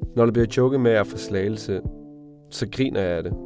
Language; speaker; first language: Danish; native; Danish